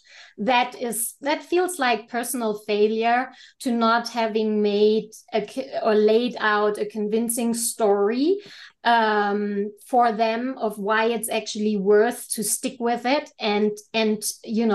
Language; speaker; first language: English; non-native, fluent; German